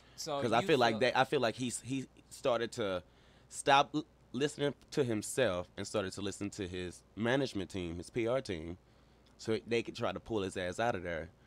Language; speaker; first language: English; native; English